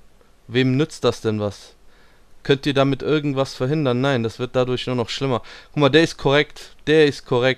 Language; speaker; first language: German; native; German